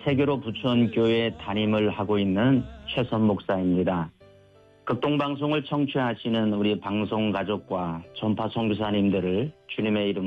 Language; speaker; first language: Korean; native; Korean